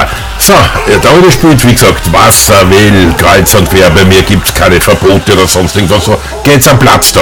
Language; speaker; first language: German; native; German